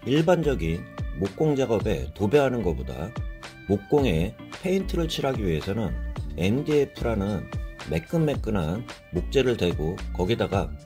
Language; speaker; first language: Korean; native; Korean